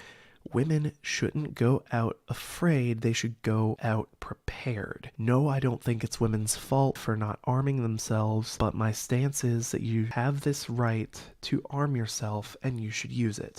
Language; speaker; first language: English; native; English